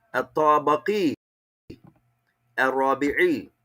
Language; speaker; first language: Arabic; non-native, fluent; English